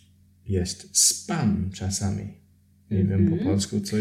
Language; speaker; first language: Polish; non-native, learner; English